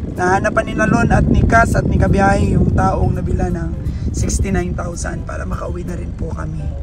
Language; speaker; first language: Filipino; non-native, local second language; Aklanon